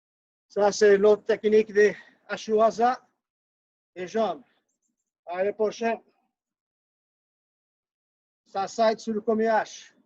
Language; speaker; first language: French; non-native, fluent; Portuguese